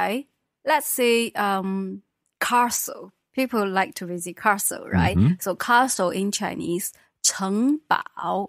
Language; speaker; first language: English; non-native, fluent; Chinese